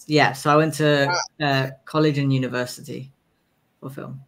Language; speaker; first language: English; native; English